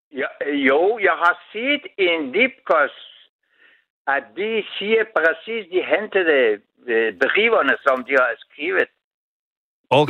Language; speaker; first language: Danish; non-native, learner; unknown